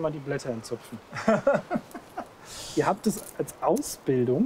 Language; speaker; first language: German; native; German